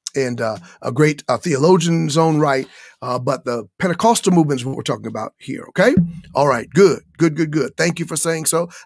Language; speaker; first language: English; native; English